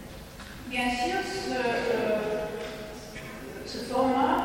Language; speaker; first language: French; non-native, fluent; Russian